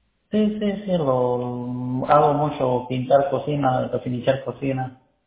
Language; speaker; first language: Spanish; native; Spanish